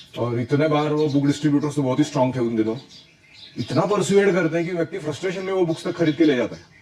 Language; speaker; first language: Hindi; non-native, local second language; Marathi